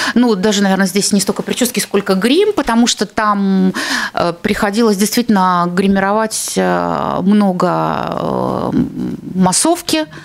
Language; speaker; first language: Russian; native; Russian